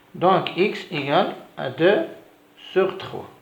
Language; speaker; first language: French; non-native, local second language; Arabic